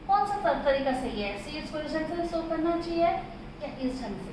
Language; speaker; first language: Hindi; native; Hindi